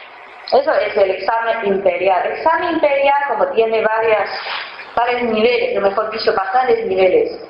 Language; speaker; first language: Spanish; non-native, fluent; Chinese